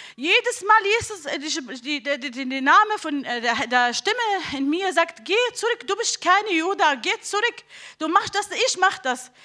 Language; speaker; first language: German; non-native, learner; Arabic